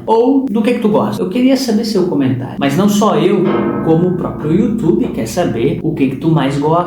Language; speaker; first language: Portuguese; native; Portuguese